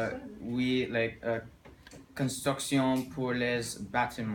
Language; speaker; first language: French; non-native, learner; English